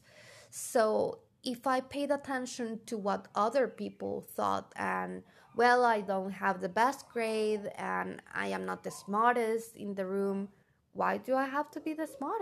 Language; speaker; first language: English; non-native, fluent; Spanish